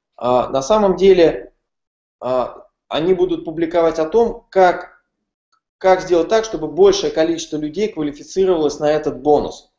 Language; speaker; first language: Russian; native; Russian